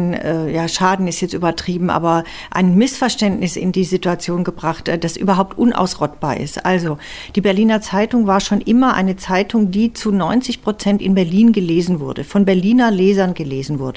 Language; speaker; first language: German; native; German